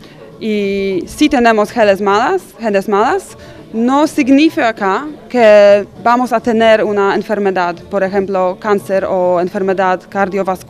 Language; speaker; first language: Spanish; non-native, fluent; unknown